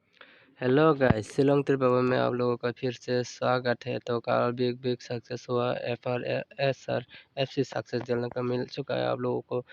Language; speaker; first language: Hindi; non-native, local second language; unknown